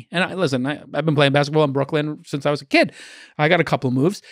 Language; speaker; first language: English; native; English